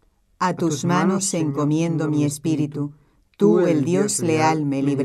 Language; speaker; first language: Spanish; native; Spanish